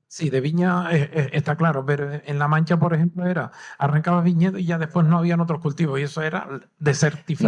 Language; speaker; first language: Spanish; native; Spanish